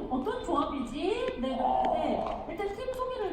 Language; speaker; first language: Korean; native; Korean